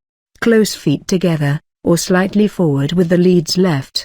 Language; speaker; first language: English; native; English